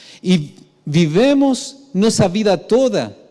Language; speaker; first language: Portuguese; non-native, fluent; Spanish